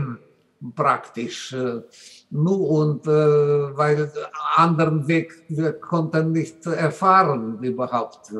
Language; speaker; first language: German; non-native, learner; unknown